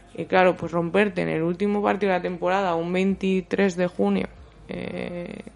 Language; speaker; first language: Spanish; native; Spanish